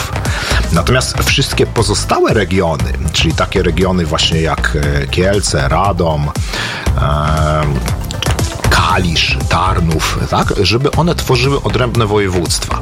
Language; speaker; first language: Polish; native; Polish